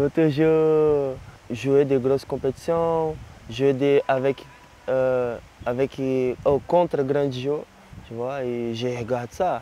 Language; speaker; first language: French; non-native, learner; Portuguese